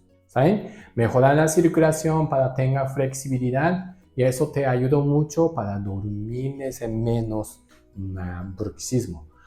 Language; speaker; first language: Spanish; non-native, learner; Japanese